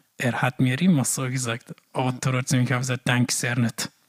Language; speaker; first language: German; non-native, learner; Persian